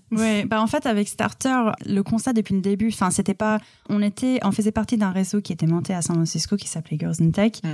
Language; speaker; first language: French; non-native, fluent; English